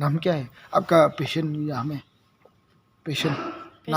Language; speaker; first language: Hindi; non-native, local second language; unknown